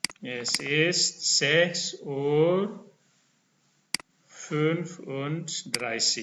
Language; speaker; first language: German; non-native, fluent; Indonesian